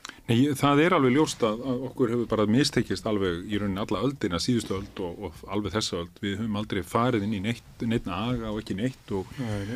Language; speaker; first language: Icelandic; native; Icelandic